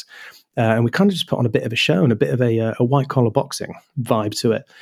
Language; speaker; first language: English; native; English